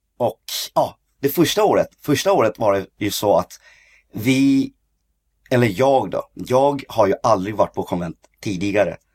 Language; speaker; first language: Swedish; early bilingual, other home language; Cantonese